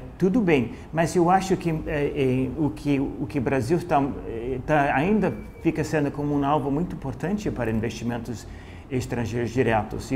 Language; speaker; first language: Portuguese; non-native, fluent; English